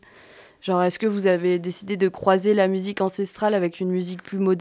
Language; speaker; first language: French; native; French